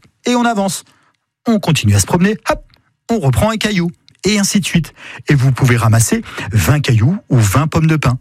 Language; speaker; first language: French; native; French